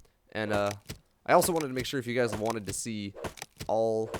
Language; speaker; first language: English; native; English